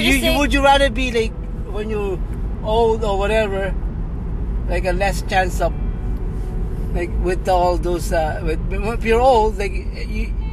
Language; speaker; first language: English; non-native, local second language; Filipino